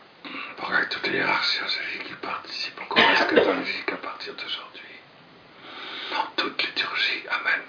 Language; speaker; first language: French; native; French